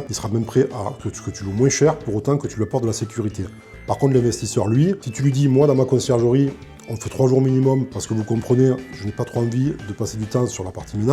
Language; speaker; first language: French; native; French